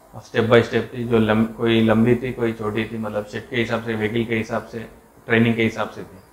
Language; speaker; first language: Hindi; non-native, local second language; Telugu